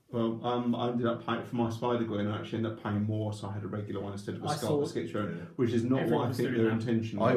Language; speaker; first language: English; native; English